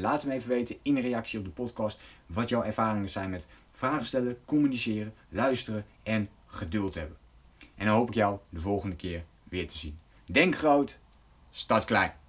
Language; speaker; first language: Dutch; native; Dutch